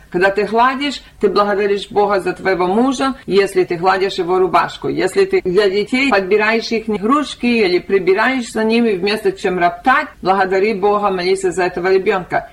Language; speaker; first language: Russian; early bilingual, heritage; Russian